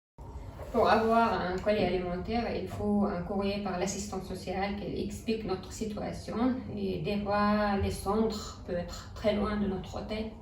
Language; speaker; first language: French; non-native, fluent; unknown